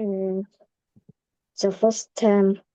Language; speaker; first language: English; non-native, learner; Vietnamese